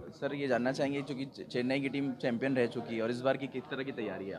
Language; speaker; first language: Hindi; native; Hindi